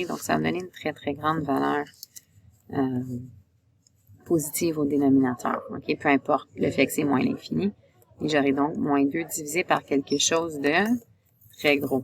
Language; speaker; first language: French; native; French